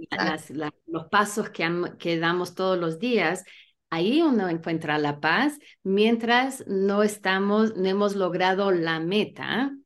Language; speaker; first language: Spanish; early bilingual, heritage; Spanish